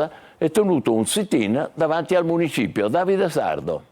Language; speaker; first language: Italian; native; Italian